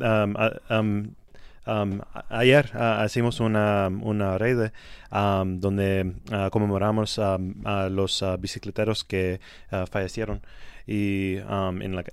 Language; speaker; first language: Spanish; non-native, learner; English